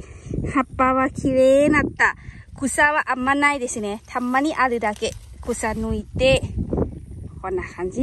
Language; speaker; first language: Japanese; non-native, learner; Lao